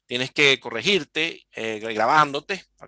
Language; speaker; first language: Spanish; native; Spanish